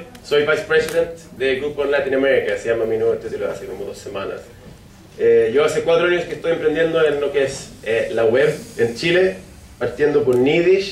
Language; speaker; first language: Spanish; non-native, fluent; Swedish